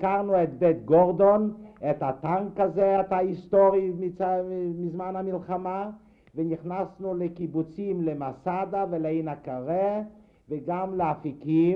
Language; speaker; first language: Hebrew; non-native, fluent; Yiddish